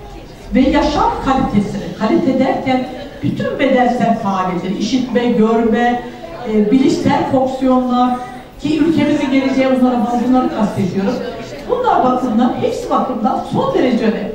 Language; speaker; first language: Turkish; native; Turkish